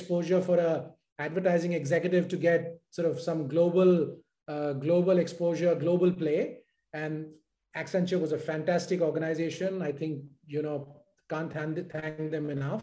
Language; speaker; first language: English; non-native, local second language; Hindi